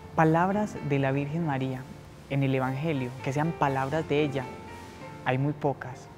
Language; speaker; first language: Spanish; native; Spanish